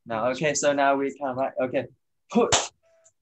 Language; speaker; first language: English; non-native, fluent; Vietnamese